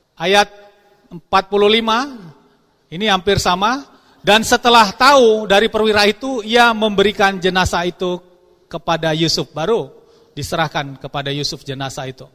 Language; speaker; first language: Indonesian; non-native, local second language; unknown